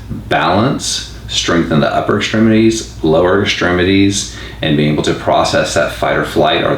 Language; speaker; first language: English; native; English